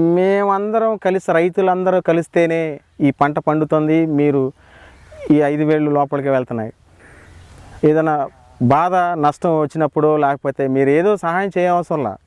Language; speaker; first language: Telugu; native; Telugu